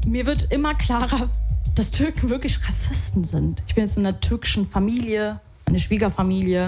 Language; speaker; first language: German; early bilingual, other home language; Arabic